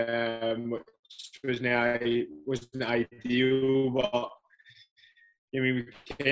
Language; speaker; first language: English; native; English